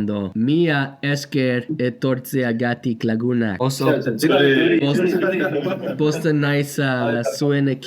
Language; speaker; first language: Basque; non-native, learner; English